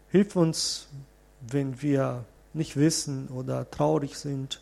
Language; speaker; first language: German; non-native, fluent; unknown